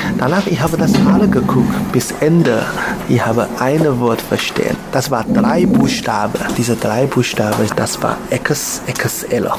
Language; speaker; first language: German; non-native, learner; Chinese